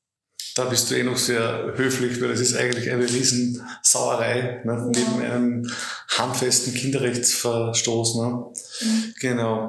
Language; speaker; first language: German; native; German